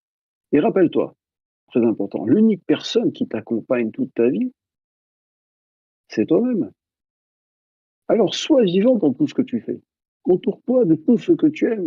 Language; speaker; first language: French; native; French